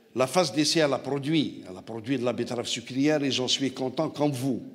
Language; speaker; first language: French; non-native, local second language; Arabic